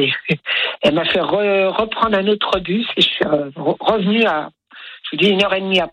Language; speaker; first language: French; native; French